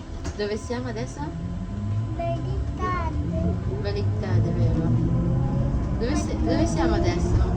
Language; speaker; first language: Italian; non-native, fluent; Filipino